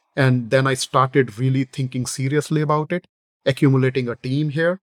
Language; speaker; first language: English; non-native, local second language; Hindi